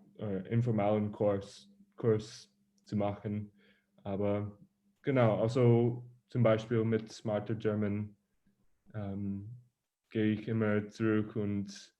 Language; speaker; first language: German; non-native, learner; English